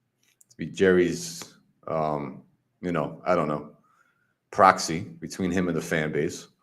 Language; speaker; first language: English; native; English